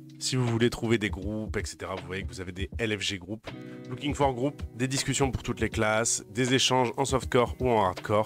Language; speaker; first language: French; native; French